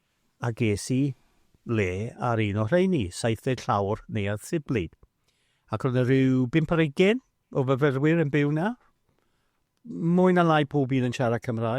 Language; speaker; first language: Welsh; non-native, fluent; English